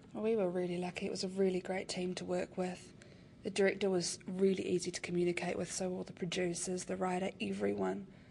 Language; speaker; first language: English; native; English